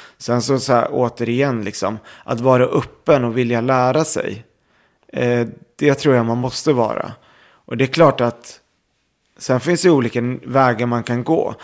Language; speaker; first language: Swedish; early bilingual, other home language; Arabic